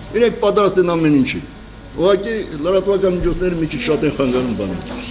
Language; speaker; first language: Armenian; native; Armenian